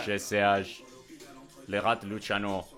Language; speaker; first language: French; non-native, fluent; Italian